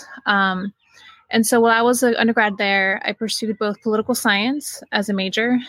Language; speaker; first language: English; native; English